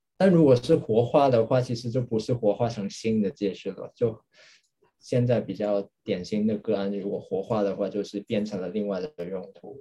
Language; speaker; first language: Chinese; non-native, local second language; Cantonese